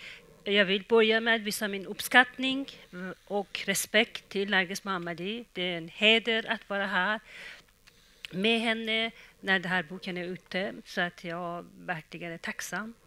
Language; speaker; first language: Swedish; non-native, fluent; Persian